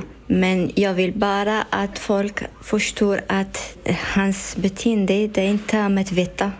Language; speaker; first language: Swedish; non-native, learner; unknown